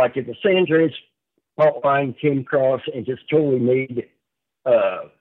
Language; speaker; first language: English; native; English